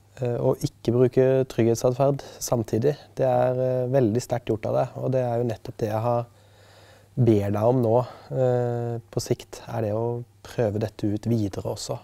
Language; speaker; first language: Norwegian; native; Norwegian